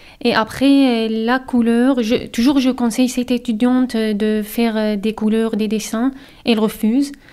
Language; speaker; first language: French; non-native, fluent; Arabic